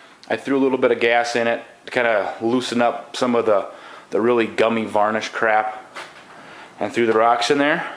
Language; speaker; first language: English; native; English